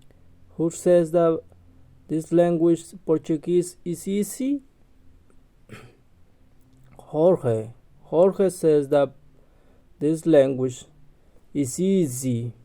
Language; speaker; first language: English; non-native, learner; Spanish